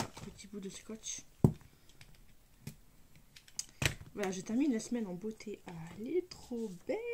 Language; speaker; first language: French; native; French